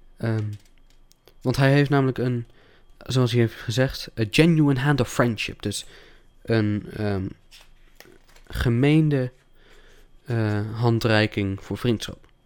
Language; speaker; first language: Dutch; native; Dutch